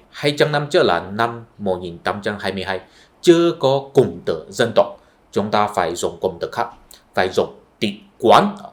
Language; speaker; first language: Vietnamese; non-native, fluent; Chinese